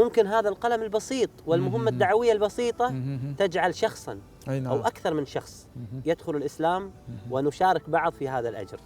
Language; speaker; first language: Arabic; native; Arabic